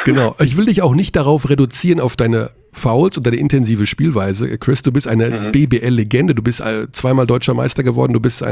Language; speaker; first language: German; native; German